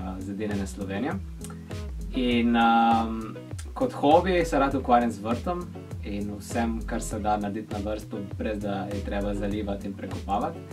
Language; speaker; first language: Slovenian; native; Slovenian